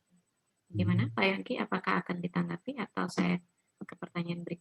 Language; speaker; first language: Indonesian; native; Indonesian